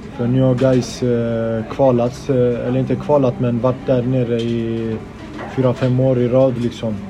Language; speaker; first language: Swedish; early bilingual, other home language; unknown